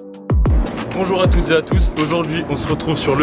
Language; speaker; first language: French; native; French